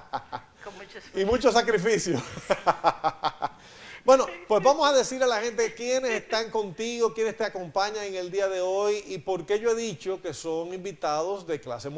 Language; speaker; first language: Spanish; native; Spanish